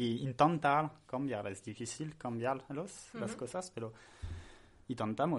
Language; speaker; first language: Spanish; non-native, learner; French